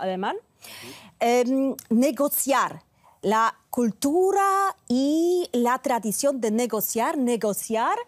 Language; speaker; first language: Spanish; non-native, fluent; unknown